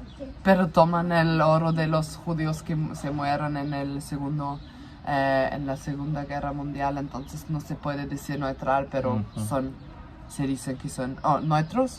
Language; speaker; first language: Spanish; non-native, fluent; German